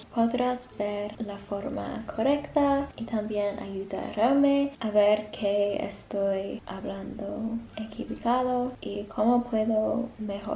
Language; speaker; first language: Spanish; non-native, learner; English